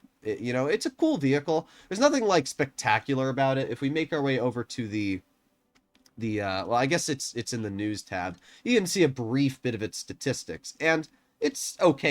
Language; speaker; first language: English; native; English